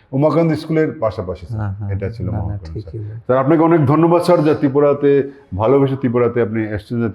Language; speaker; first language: Bangla; non-native, local second language; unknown